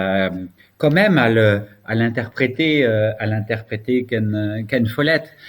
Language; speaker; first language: French; native; French